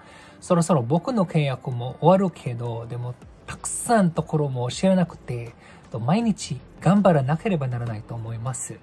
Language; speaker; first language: Japanese; non-native, learner; Filipino